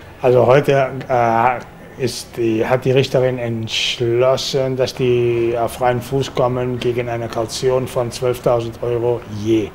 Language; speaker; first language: German; non-native, fluent; Spanish